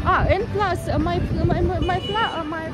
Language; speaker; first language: English; non-native, learner; Russian